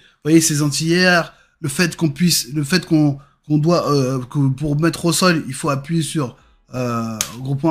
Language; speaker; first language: French; native; French